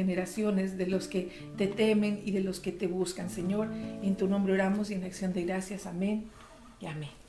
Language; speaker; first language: Spanish; native; Spanish